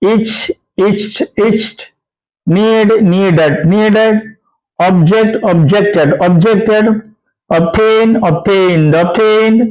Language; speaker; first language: English; non-native, local second language; Malayalam